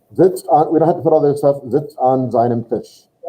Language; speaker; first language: German; non-native, fluent; English